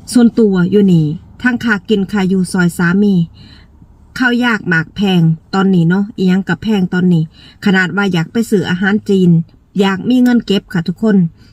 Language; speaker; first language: Thai; native; Thai